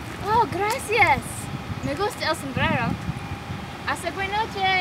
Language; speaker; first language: Spanish; non-native, learner; English